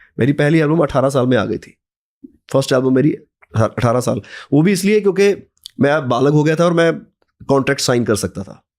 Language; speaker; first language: Hindi; non-native, local second language; Punjabi